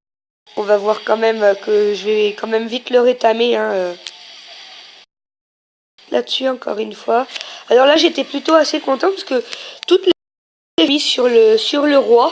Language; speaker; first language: French; native; French